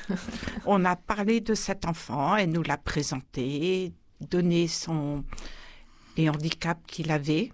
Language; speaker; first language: French; native; French